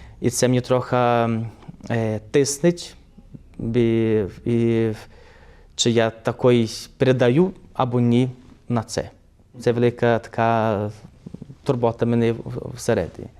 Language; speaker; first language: Ukrainian; early bilingual, heritage; Ukrainian